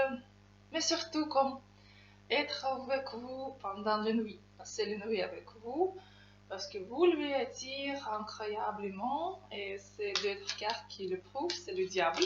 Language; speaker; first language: French; non-native, fluent; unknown